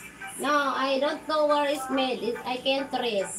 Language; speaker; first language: English; non-native, learner; Filipino